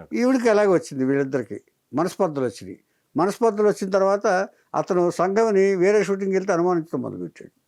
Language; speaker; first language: Telugu; native; Telugu